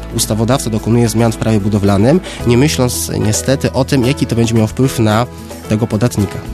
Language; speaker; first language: Polish; native; Polish